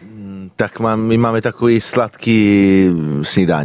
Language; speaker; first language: Czech; non-native, fluent; Italian